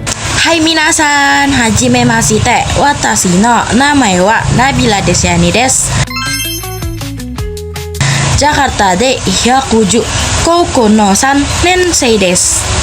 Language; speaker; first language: Japanese; non-native, learner; Indonesian